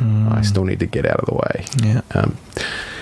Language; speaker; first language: English; native; English